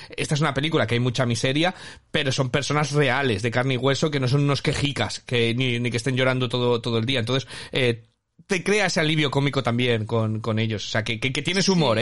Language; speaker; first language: Spanish; native; Spanish